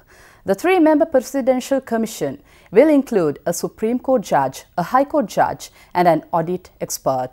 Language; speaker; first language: English; non-native, local second language; Sinhala